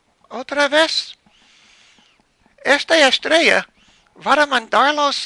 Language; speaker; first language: Spanish; non-native, learner; English